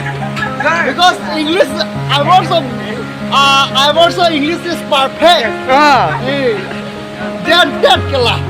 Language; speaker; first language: English; non-native, learner; Karbi